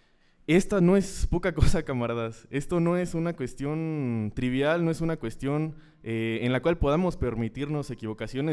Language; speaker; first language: Spanish; native; Spanish